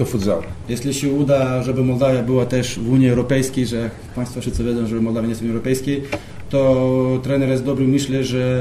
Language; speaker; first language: Polish; non-native, fluent; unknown